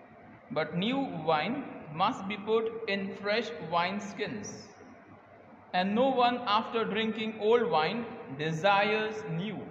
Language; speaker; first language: English; non-native, local second language; Marathi